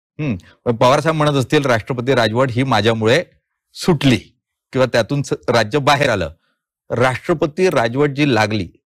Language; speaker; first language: Marathi; native; Marathi